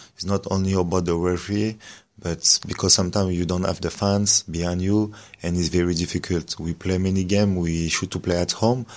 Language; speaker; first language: English; non-native, learner; French